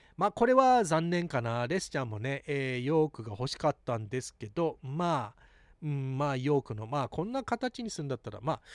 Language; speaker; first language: Japanese; early bilingual, heritage; English